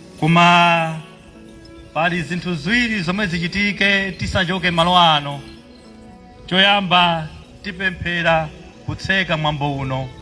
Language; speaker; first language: Nyanja; native; Nyanja